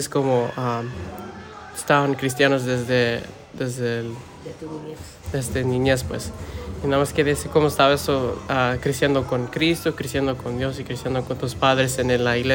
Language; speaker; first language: Spanish; early bilingual, heritage; Spanish